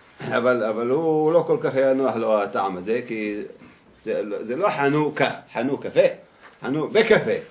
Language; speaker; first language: Hebrew; native; Hebrew